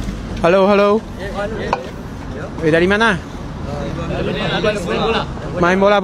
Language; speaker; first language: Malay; non-native, local second language; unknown